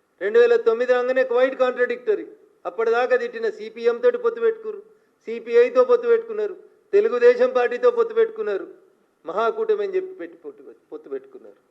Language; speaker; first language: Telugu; native; Telugu